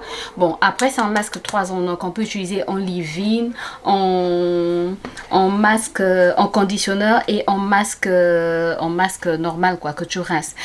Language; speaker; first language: French; native; French